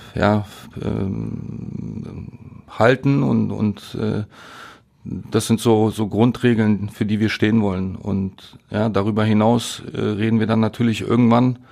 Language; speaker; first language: German; native; German